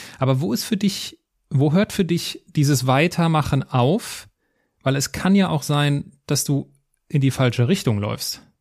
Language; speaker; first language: German; native; German